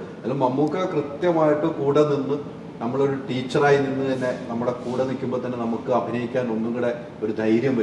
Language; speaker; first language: Malayalam; native; Malayalam